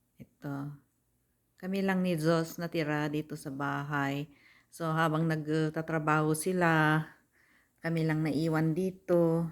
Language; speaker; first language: Filipino; native; Filipino